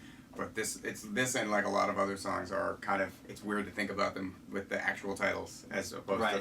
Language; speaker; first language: English; native; English